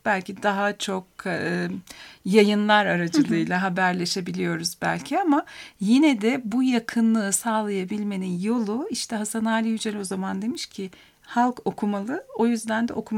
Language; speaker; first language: Turkish; native; Turkish